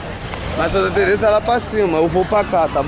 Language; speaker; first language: Portuguese; native; Portuguese